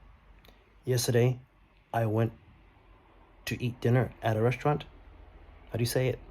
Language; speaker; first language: English; early bilingual, other home language; Vietnamese